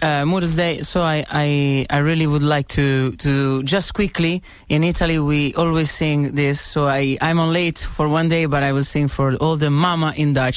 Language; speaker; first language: English; non-native, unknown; Italian